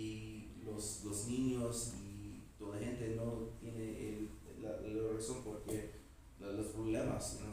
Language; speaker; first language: Spanish; non-native, learner; English